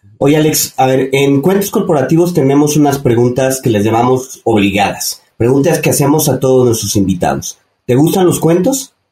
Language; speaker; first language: Spanish; native; Spanish